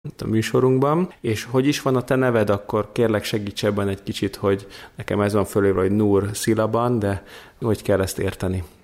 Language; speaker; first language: Hungarian; native; Hungarian